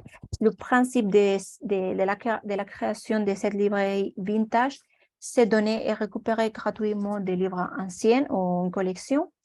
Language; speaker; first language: French; non-native, learner; Spanish